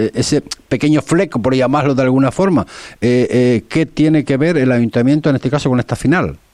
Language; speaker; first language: Spanish; native; Spanish